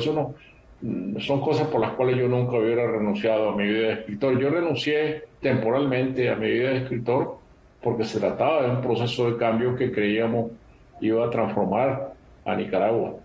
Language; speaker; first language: Spanish; native; Spanish